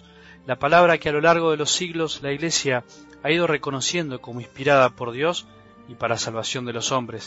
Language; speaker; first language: Spanish; native; Spanish